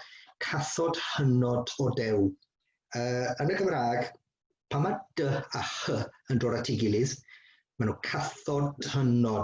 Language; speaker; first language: Welsh; native; Welsh